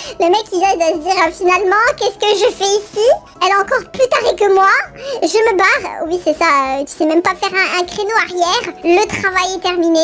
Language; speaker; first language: French; early bilingual, other home language; Polish